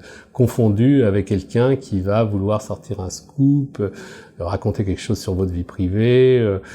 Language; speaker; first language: French; native; French